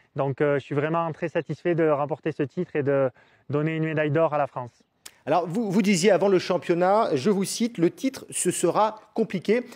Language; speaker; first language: French; native; French